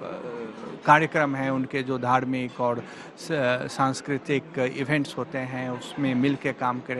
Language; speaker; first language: Hindi; native; Hindi